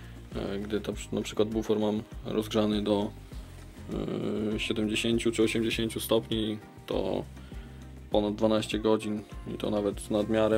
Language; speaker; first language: Polish; native; Polish